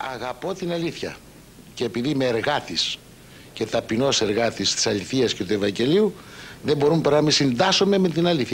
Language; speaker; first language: Greek; native; Greek